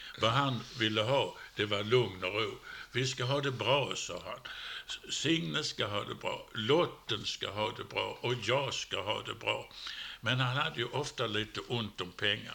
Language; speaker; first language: Swedish; native; Swedish